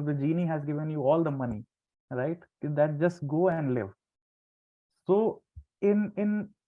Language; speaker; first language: English; non-native, local second language; Hindi